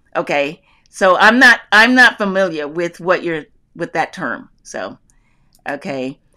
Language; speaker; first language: English; native; English